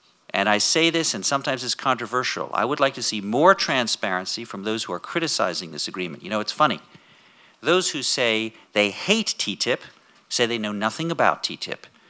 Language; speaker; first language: English; native; English